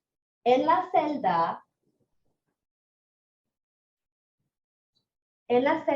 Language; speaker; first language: Spanish; non-native, fluent; English